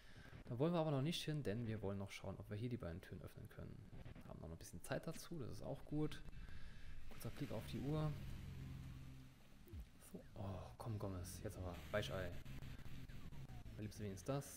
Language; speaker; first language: German; native; German